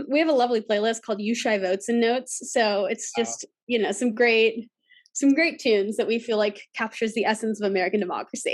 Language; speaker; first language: English; native; English